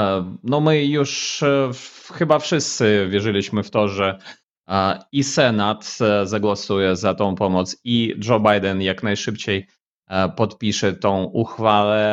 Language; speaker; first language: Polish; non-native, fluent; Ukrainian